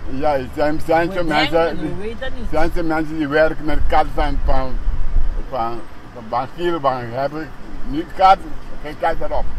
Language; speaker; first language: Dutch; non-native, local second language; Papiamento